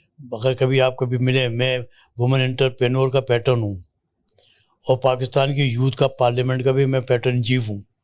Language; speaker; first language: Urdu; native; Urdu